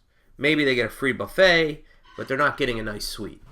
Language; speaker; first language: English; native; English